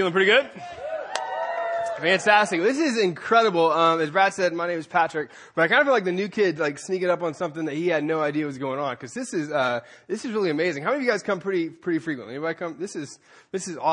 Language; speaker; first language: English; native; English